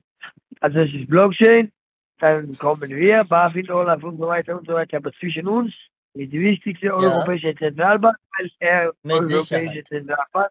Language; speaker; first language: German; non-native, learner; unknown